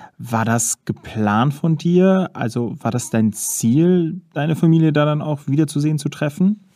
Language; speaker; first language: German; native; German